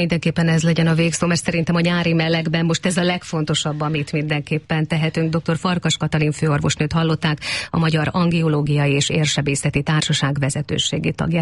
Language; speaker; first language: Hungarian; native; Hungarian